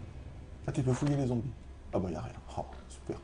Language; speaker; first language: French; native; French